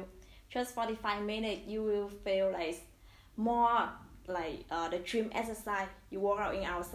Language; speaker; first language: English; non-native, learner; Vietnamese